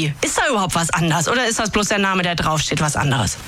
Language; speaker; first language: German; native; German